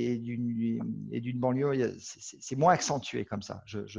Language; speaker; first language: French; native; French